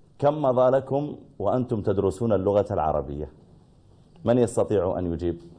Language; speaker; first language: Arabic; native; Arabic